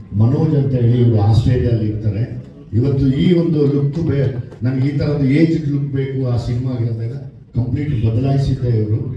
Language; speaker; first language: Kannada; native; Kannada